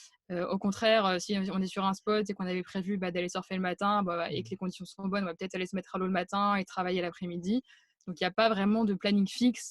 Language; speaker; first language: French; native; French